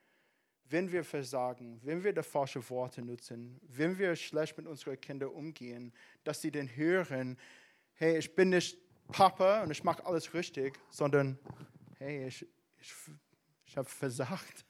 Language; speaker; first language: German; non-native, fluent; English